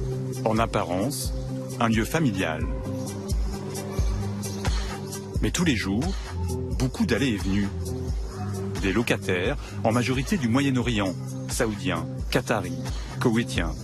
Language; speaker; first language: French; native; French